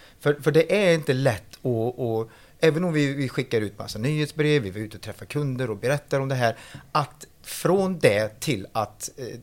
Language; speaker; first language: Swedish; non-native, fluent; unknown